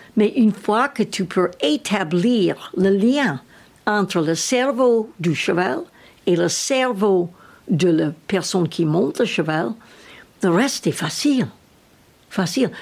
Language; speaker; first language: French; non-native, learner; English